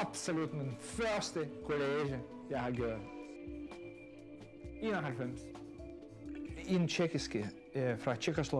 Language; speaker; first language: Danish; non-native, fluent; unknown